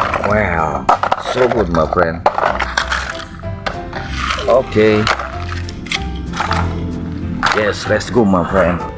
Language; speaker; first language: English; non-native, learner; Indonesian